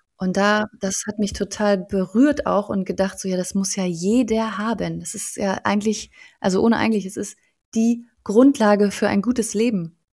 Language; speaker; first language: German; native; German